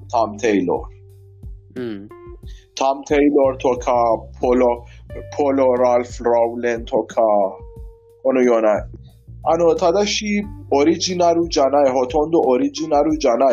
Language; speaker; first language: Japanese; non-native, learner; Persian